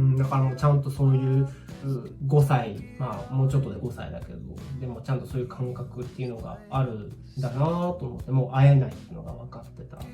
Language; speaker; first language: Japanese; native; Japanese